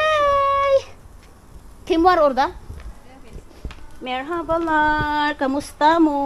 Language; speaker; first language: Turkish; non-native, learner; Filipino